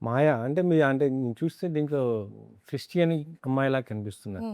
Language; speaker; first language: Telugu; native; Telugu